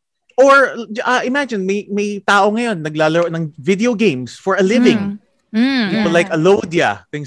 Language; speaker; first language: English; non-native, local second language; Filipino